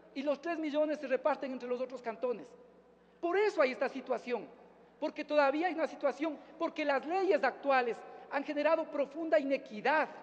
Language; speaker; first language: Spanish; native; Spanish